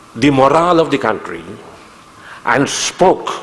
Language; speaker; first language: English; non-native, local second language; Kannada